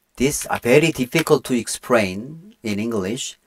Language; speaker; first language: English; non-native, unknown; Korean